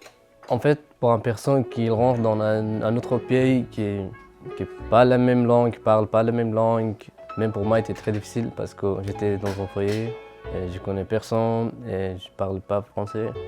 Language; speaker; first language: French; non-native, learner; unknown